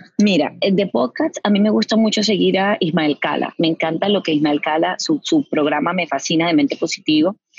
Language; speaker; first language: Spanish; native; Spanish